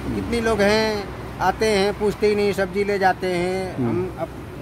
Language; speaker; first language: Hindi; native; Hindi